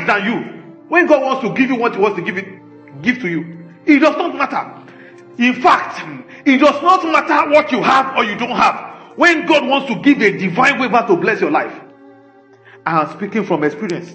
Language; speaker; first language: English; non-native, local second language; Yoruba